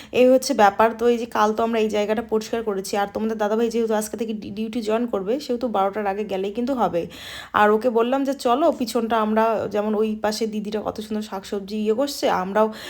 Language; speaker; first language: Bangla; non-native, local second language; Rangpuri